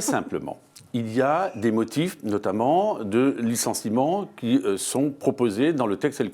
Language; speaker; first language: French; native; French